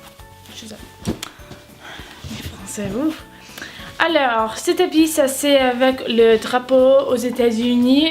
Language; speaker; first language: French; non-native, learner; English